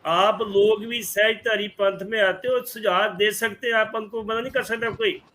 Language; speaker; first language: Hindi; non-native, local second language; Punjabi